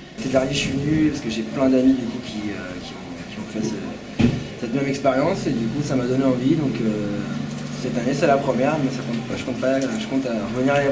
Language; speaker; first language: French; native; French